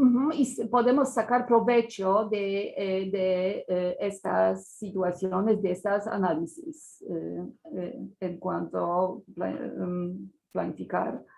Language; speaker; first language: Spanish; non-native, fluent; Polish